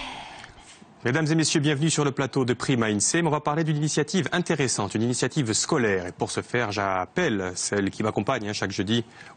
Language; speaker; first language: French; native; French